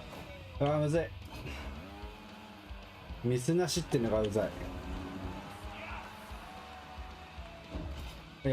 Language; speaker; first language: Japanese; native; Japanese